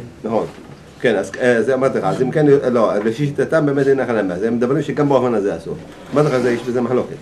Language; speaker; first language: Hebrew; native; Hebrew